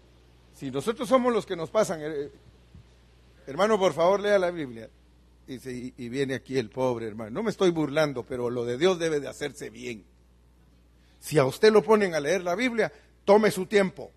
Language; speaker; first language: Spanish; native; Spanish